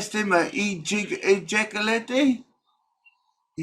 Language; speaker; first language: French; non-native, learner; English